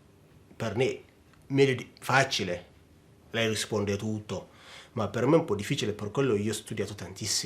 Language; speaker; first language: Italian; non-native, learner; Tigrinya